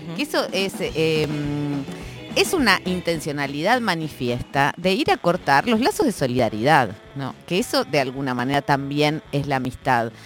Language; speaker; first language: Spanish; native; Spanish